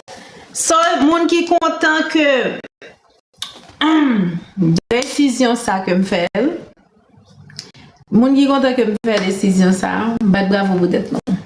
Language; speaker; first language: French; non-native, learner; Haitian Creole